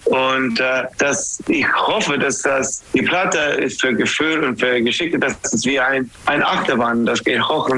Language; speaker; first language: German; non-native, learner; English